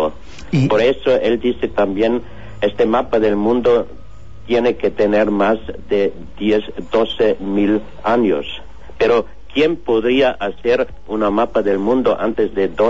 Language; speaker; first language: Spanish; non-native, learner; German